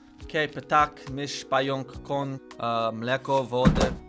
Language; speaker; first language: Polish; non-native, learner; English